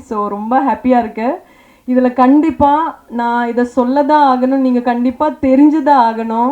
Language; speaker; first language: Tamil; non-native, fluent; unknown